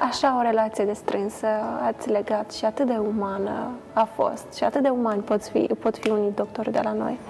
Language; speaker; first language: Romanian; native; Romanian